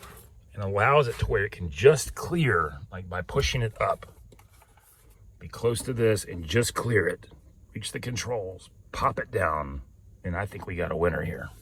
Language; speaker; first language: English; native; English